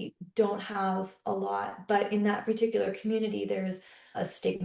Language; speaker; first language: English; native; English